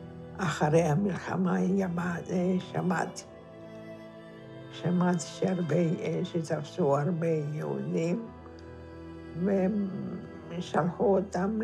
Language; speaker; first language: Hebrew; non-native, fluent; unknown